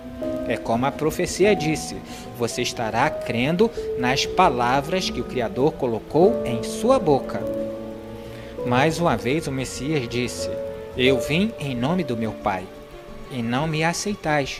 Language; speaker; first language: Portuguese; native; Portuguese